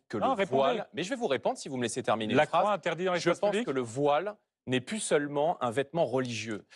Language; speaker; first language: French; native; French